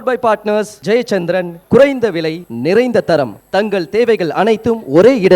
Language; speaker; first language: Tamil; native; Tamil